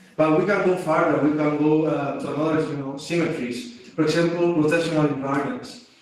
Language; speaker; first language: English; non-native, fluent; Spanish